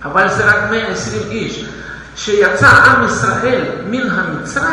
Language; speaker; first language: Hebrew; non-native, fluent; Russian